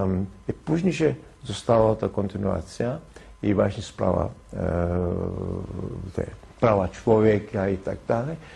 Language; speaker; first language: Polish; non-native, learner; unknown